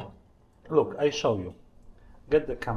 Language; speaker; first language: English; non-native, learner; Polish